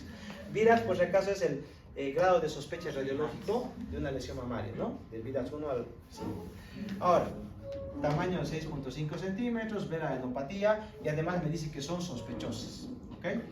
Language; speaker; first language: Spanish; native; Spanish